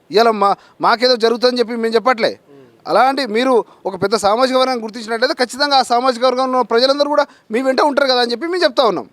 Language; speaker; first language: Telugu; non-native, local second language; Lambadi